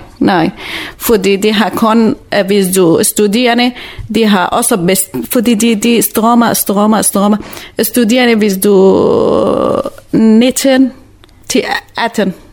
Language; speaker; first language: Danish; non-native, learner; Kurdish